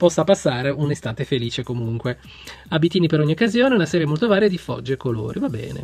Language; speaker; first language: Italian; native; Italian